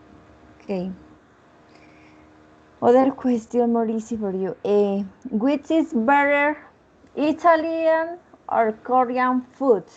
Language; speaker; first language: English; non-native, learner; Spanish